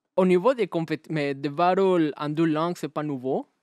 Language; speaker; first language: French; non-native, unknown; Spanish